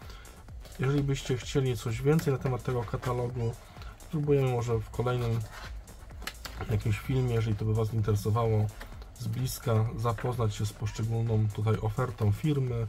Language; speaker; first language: Polish; native; Polish